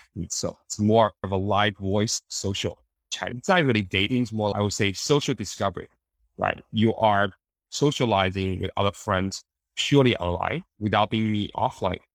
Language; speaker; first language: English; early bilingual, other home language; Chinese